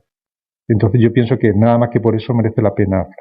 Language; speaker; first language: Spanish; native; Spanish